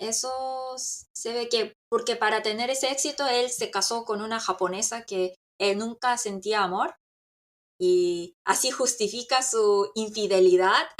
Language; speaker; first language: Spanish; non-native, local second language; Korean